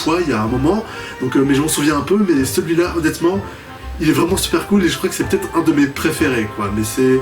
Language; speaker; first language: French; native; French